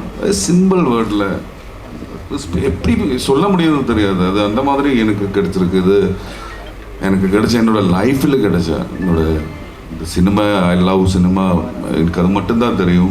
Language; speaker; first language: Tamil; non-native, learner; Malayalam